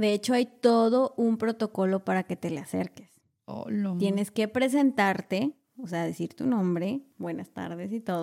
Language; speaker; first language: Spanish; native; Spanish